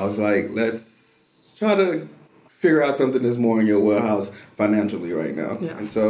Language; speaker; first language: English; native; English